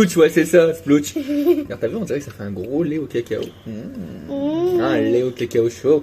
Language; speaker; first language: French; native; French